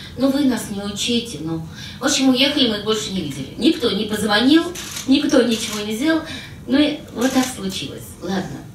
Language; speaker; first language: Russian; native; Russian